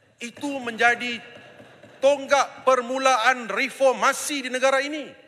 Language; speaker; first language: Malay; non-native, local second language; Tamil